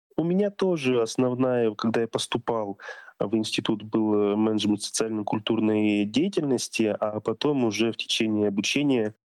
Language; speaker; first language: Russian; native; Russian